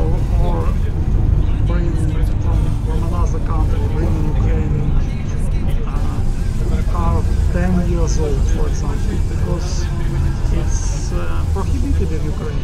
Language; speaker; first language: English; non-native, learner; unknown